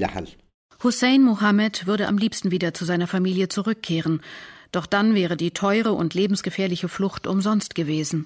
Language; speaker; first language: German; native; German